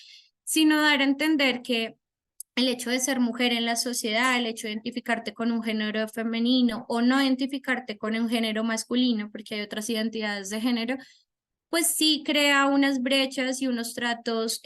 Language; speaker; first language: Spanish; native; Spanish